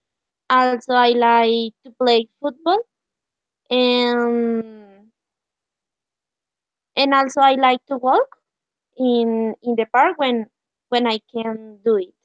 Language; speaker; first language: English; non-native, learner; Spanish